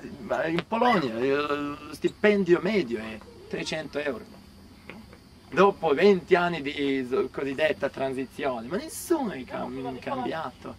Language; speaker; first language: Italian; non-native, fluent; Serbian